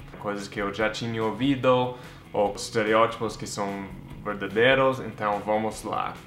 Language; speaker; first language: Portuguese; non-native, fluent; English